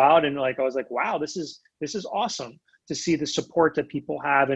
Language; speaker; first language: English; native; English